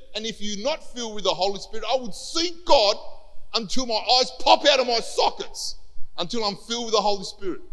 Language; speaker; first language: English; early bilingual, other home language; Greek